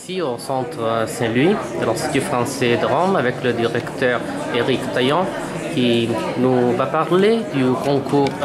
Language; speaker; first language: French; non-native, fluent; Italian